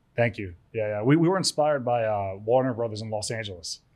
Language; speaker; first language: English; early bilingual, other home language; Greek